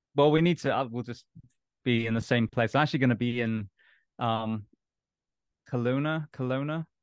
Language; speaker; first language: English; native; English